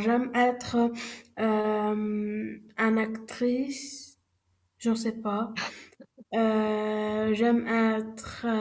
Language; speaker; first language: French; non-native, learner; Arabic